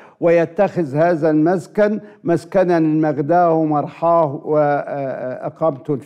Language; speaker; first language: Arabic; native; Arabic